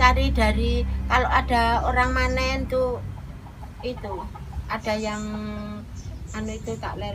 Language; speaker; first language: Indonesian; non-native, local second language; Javanese